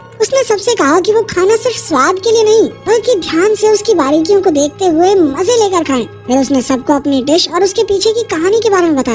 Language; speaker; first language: Hindi; native; Hindi